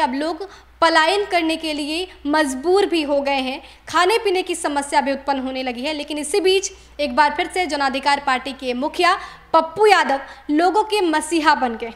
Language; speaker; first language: Hindi; native; Hindi